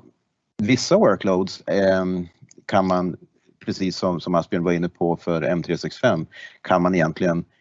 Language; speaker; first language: Swedish; native; Swedish